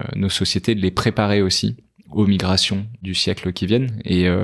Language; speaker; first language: French; native; French